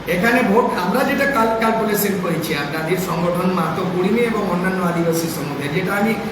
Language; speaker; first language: Bangla; non-native, local second language; Santali